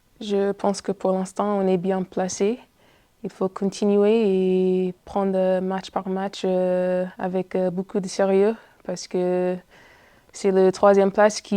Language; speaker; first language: French; non-native, fluent; English